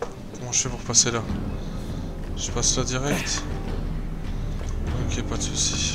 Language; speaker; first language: French; native; French